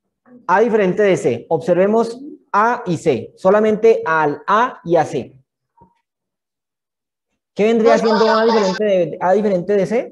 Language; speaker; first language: Spanish; native; Spanish